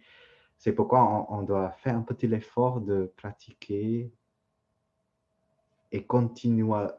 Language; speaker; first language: French; non-native, fluent; Vietnamese